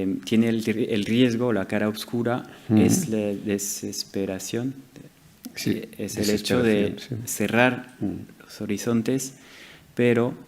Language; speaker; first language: Spanish; non-native, fluent; French